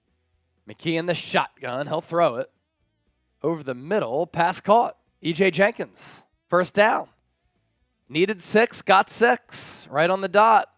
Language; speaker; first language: English; native; English